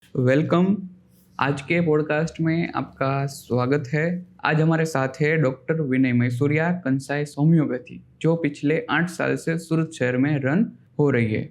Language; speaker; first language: Hindi; non-native, local second language; Gujarati